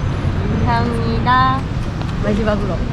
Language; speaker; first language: Korean; non-native, fluent; Japanese